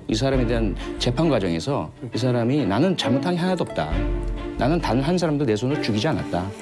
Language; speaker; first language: Korean; native; Korean